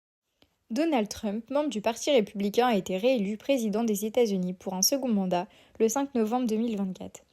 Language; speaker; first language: French; native; French